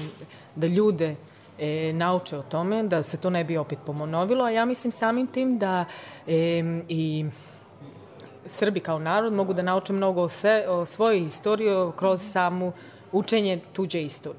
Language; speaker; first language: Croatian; early bilingual, other home language; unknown